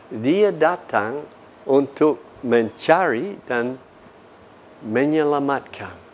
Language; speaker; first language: Indonesian; non-native, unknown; English